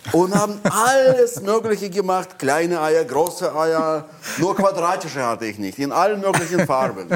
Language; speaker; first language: German; non-native, fluent; Russian